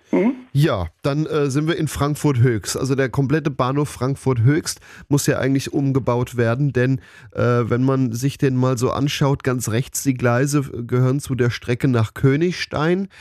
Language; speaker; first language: German; native; German